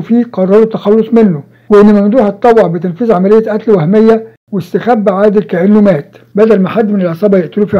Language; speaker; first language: Arabic; native; Arabic